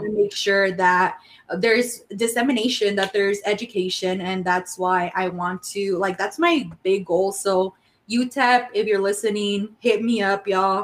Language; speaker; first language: English; early bilingual, other home language; Spanish